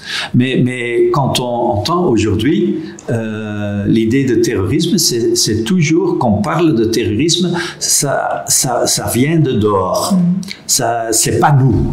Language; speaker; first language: French; non-native, local second language; Dutch